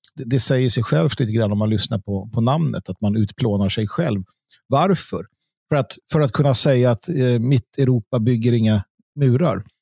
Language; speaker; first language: Swedish; native; Swedish